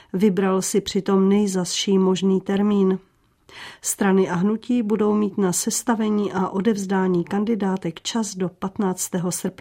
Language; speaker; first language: Czech; native; Czech